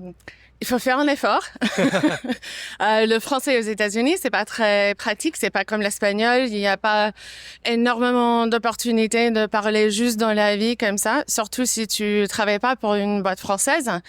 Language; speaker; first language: French; non-native, fluent; English